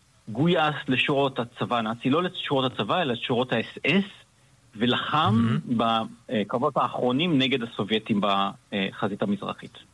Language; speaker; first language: Hebrew; native; Hebrew